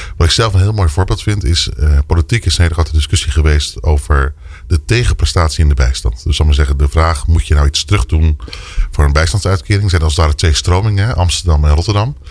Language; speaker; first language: Dutch; native; Dutch